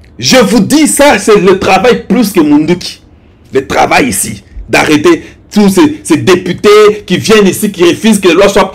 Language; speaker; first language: French; non-native, local second language; Lingala